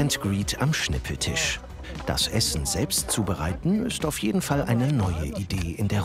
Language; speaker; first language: German; native; German